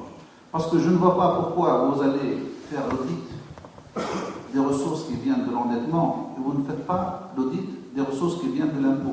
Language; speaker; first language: French; non-native, local second language; Arabic